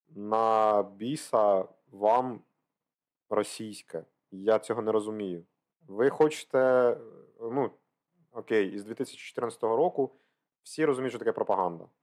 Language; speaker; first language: Ukrainian; native; Ukrainian